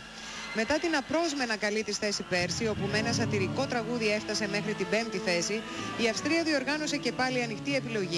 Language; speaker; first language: Greek; native; Greek